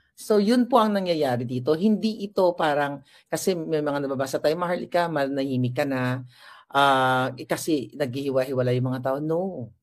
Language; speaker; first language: Filipino; non-native, local second language; Hiligaynon